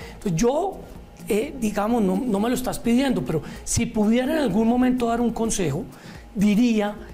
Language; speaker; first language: Spanish; native; Spanish